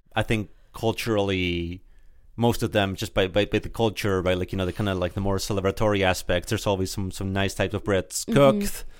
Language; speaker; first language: English; early bilingual, other home language; Spanish